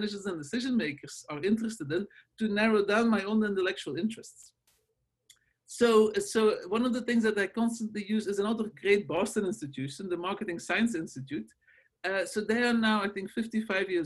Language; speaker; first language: English; non-native, fluent; Dutch